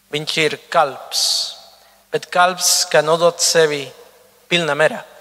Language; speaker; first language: Latvian; non-native, fluent; Spanish